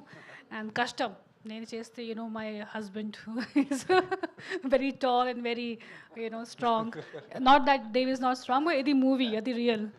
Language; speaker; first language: Telugu; non-native, local second language; Hindi